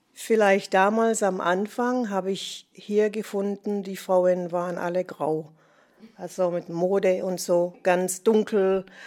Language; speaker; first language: German; non-native, fluent; English